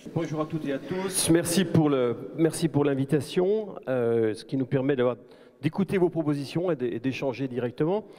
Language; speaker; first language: French; native; French